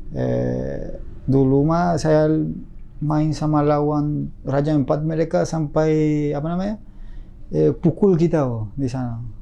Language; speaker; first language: Indonesian; non-native, fluent; Spanish